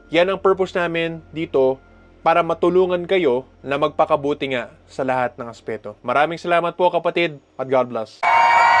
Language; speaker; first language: Filipino; non-native, local second language; Cebuano